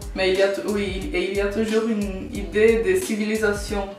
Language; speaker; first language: French; non-native, fluent; Portuguese